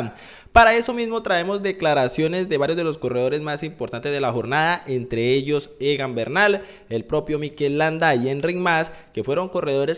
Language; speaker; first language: Spanish; native; Spanish